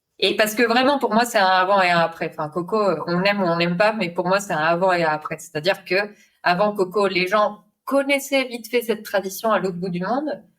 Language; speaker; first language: French; non-native, fluent; Spanish